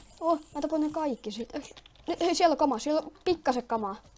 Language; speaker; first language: Finnish; native; Finnish